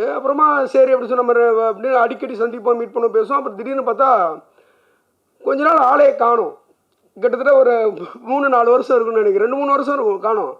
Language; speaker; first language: Tamil; native; Tamil